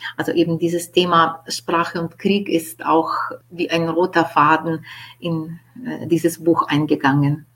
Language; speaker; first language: German; non-native, fluent; Ukrainian